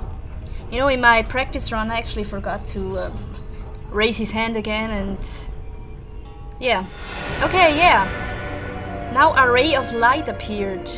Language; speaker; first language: English; non-native, fluent; German